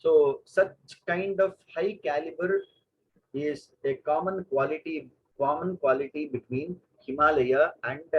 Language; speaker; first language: English; non-native, local second language; Kannada